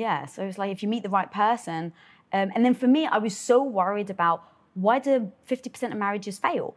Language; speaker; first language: English; native; English